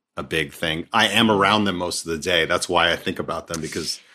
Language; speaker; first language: English; native; English